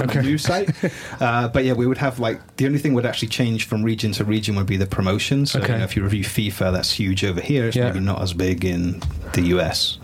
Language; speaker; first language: English; native; English